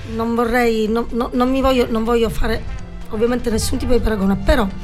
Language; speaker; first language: Italian; native; Italian